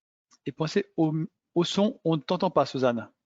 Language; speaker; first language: French; native; French